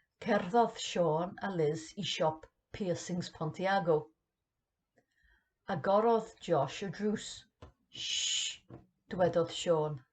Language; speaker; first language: Welsh; non-native, learner; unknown